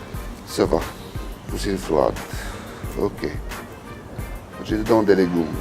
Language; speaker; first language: French; non-native, fluent; Italian